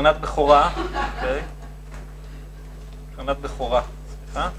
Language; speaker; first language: Hebrew; native; Hebrew